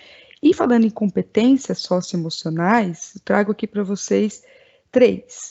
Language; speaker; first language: Portuguese; native; Portuguese